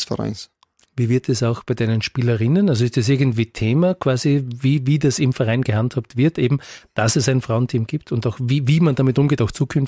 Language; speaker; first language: German; native; German